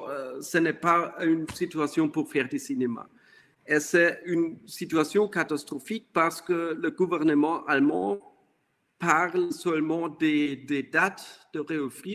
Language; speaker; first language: French; non-native, fluent; German